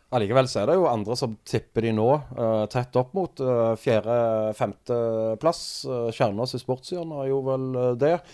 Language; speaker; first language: Norwegian; native; Norwegian